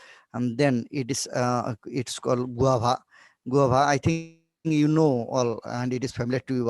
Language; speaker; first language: English; non-native, local second language; Bangla